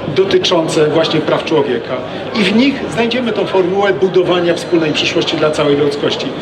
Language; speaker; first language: Polish; native; Polish